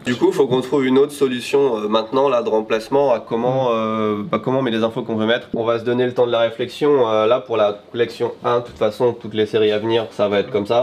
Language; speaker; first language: French; native; French